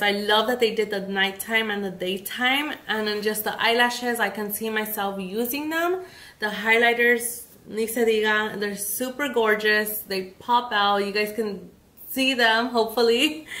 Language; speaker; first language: English; early bilingual, other home language; Spanish